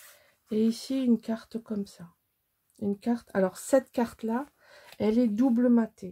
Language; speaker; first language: French; native; French